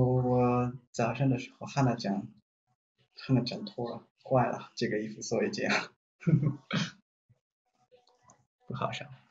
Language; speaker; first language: Chinese; non-native, learner; Japanese